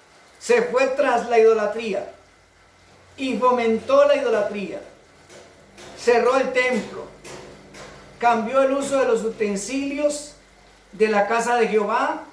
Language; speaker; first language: Spanish; native; Spanish